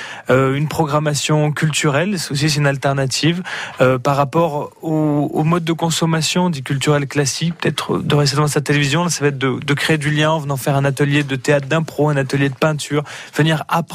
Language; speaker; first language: French; native; French